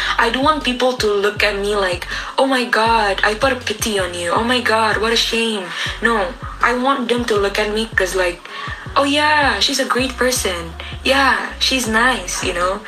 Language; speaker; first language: English; non-native, fluent; Indonesian